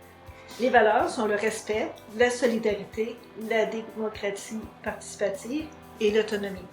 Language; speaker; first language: French; native; French